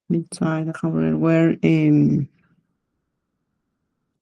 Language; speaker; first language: English; non-native, learner; Spanish